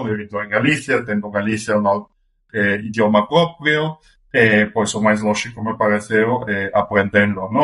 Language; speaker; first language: Galician; non-native, fluent; German